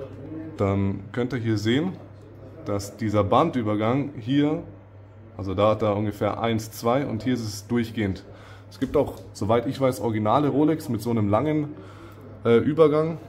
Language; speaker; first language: German; native; German